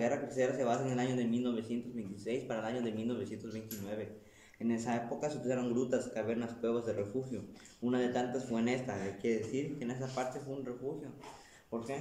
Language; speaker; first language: Spanish; native; Spanish